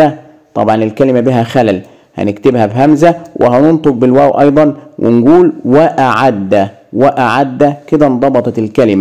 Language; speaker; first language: Arabic; native; Arabic